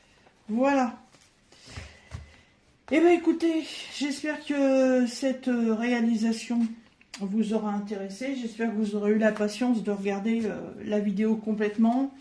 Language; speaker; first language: French; native; French